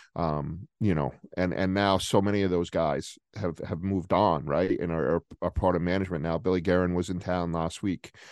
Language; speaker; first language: English; native; English